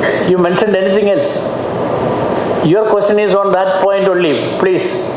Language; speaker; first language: English; non-native, local second language; Malayalam